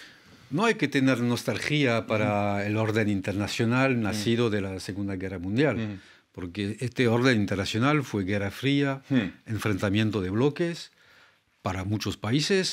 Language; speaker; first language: Spanish; non-native, fluent; French